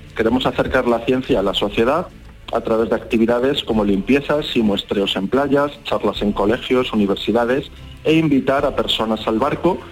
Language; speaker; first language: Spanish; native; Spanish